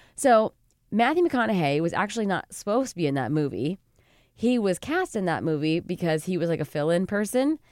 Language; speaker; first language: English; native; English